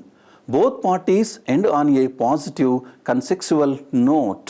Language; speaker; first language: English; non-native, local second language; Telugu